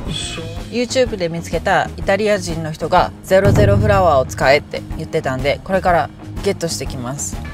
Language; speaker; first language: Japanese; native; Japanese